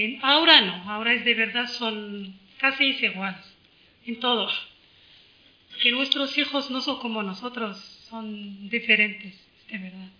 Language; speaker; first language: Spanish; non-native, learner; Arabic